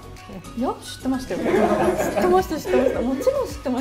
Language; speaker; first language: Japanese; native; Japanese